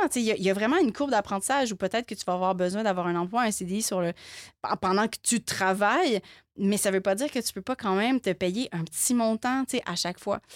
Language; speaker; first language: French; native; French